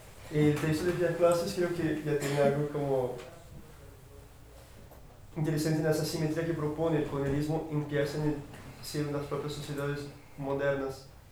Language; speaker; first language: Spanish; non-native, fluent; Portuguese